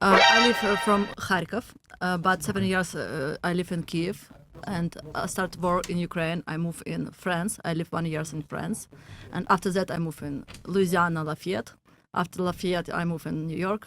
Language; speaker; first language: English; non-native, learner; Russian